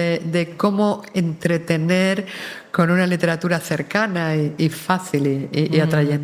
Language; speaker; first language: Spanish; native; Spanish